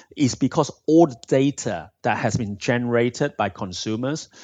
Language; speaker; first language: English; non-native, local second language; Cantonese